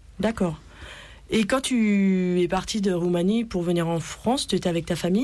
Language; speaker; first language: French; native; French